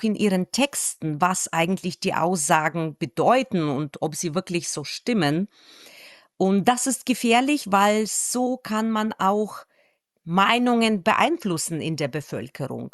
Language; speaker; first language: German; non-native, fluent; Russian